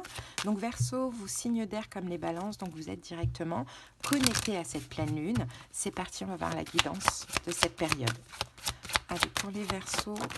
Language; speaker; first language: French; native; French